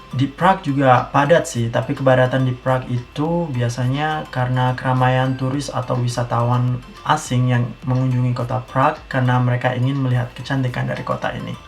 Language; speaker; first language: Indonesian; native; Indonesian